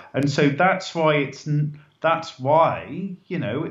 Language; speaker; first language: English; native; English